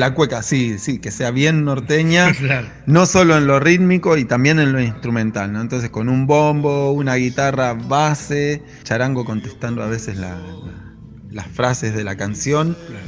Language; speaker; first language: Spanish; native; Spanish